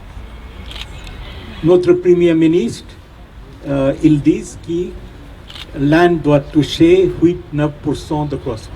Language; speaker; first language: French; non-native, fluent; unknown